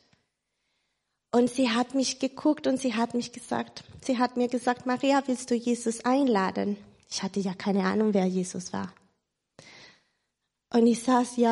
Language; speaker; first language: German; non-native, fluent; Spanish